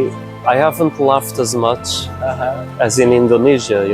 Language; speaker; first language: English; non-native, fluent; Portuguese